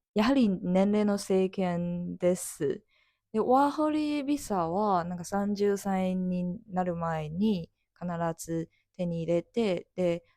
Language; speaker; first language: Japanese; non-native, fluent; Chinese